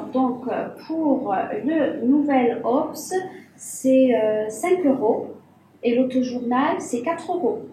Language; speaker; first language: French; non-native, fluent; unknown